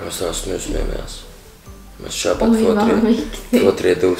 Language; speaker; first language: Swedish; non-native, learner; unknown